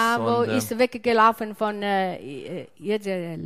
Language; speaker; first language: German; non-native, learner; Italian